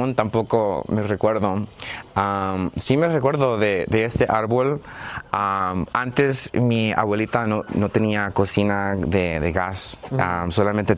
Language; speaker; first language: Spanish; early bilingual, heritage; Spanish